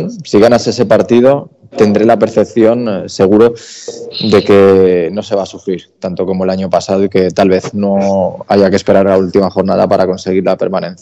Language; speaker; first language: Spanish; native; Spanish